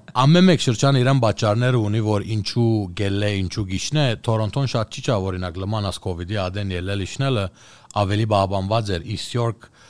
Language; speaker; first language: Armenian; early bilingual, heritage; Armenian